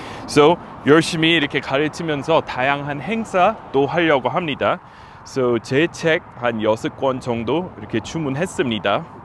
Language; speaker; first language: Korean; non-native, fluent; English